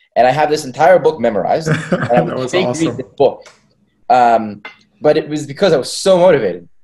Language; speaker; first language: English; early bilingual, other home language; Hebrew